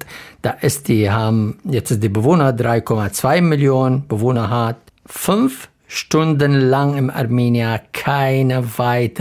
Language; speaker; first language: German; non-native, learner; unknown